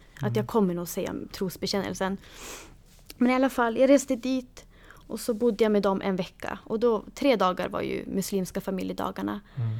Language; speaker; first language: Swedish; native; Swedish